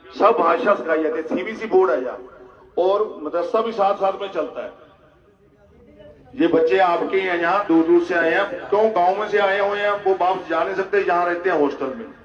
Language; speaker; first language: Urdu; non-native, local second language; Punjabi